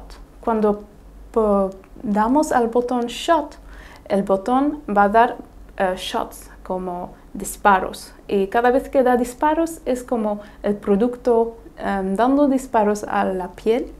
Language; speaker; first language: Spanish; non-native, fluent; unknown